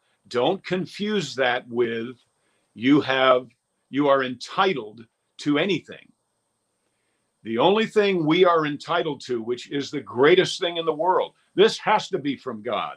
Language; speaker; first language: English; native; English